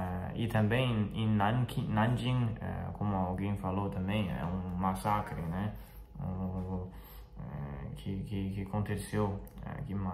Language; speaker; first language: Portuguese; non-native, fluent; Chinese